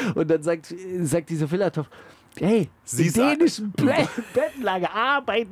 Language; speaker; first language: German; native; German